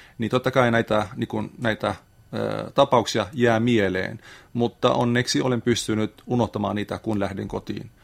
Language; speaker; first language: Finnish; non-native, fluent; Arabic